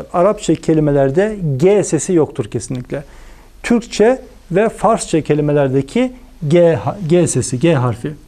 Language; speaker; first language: Turkish; native; Turkish